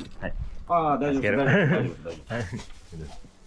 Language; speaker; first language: Japanese; native; Japanese